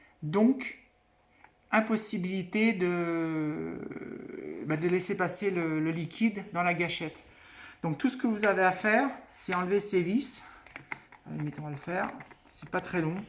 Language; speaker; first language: French; native; French